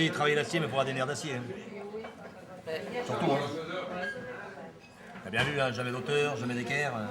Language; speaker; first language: French; native; French